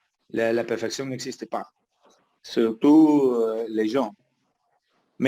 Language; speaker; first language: French; non-native, learner; Spanish